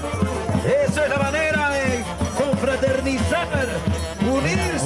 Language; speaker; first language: Spanish; native; Spanish